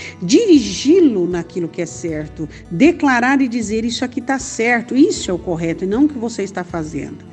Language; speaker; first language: Portuguese; native; Portuguese